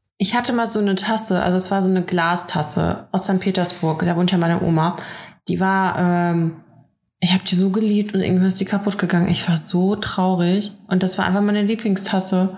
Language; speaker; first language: German; early bilingual, other home language; Russian